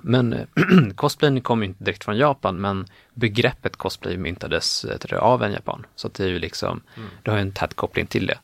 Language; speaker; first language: Swedish; native; Swedish